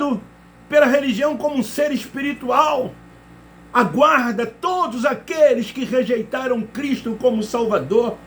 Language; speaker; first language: Portuguese; native; Portuguese